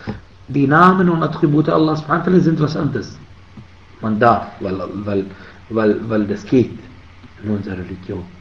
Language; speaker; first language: German; non-native, fluent; Arabic